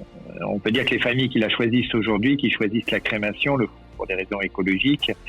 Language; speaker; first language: French; native; French